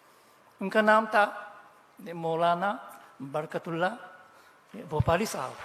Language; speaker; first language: Hindi; non-native, fluent; Japanese